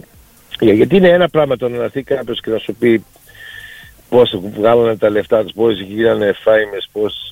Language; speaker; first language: Greek; early bilingual, heritage; Greek